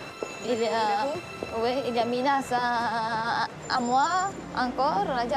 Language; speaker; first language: French; non-native, learner; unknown